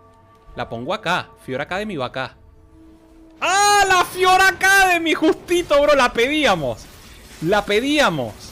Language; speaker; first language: Spanish; native; Spanish